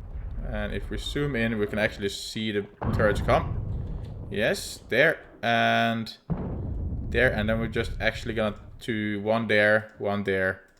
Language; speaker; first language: English; non-native, fluent; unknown